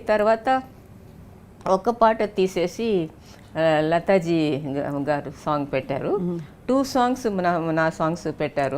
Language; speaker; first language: Telugu; non-native, local second language; Tamil